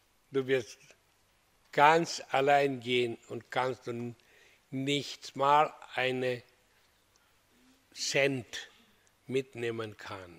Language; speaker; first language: German; non-native, learner; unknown